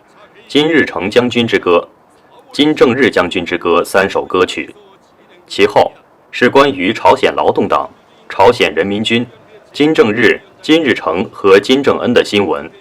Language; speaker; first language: Chinese; native; Chinese